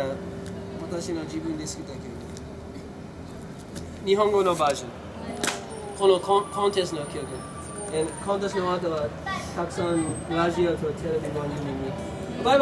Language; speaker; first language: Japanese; non-native, learner; English